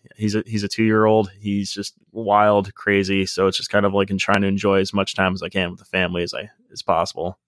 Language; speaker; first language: English; native; English